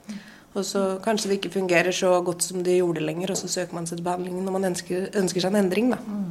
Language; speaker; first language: Norwegian; native; Norwegian